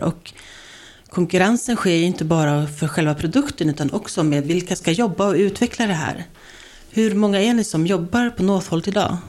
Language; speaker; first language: Swedish; native; Swedish